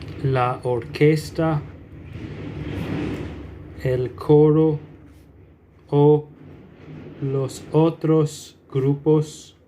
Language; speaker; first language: Spanish; non-native, fluent; English